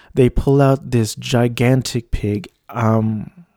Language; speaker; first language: English; early bilingual, other home language; Filipino